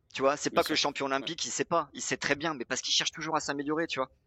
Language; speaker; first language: French; native; French